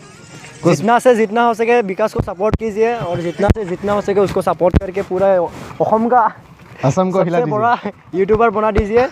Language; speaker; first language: Hindi; non-native, local second language; Assamese